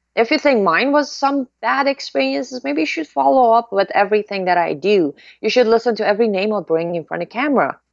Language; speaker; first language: English; non-native, fluent; Persian